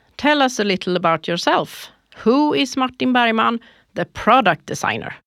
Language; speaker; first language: English; non-native, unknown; Swedish